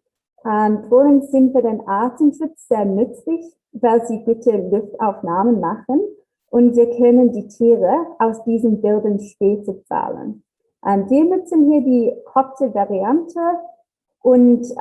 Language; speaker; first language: German; non-native, learner; English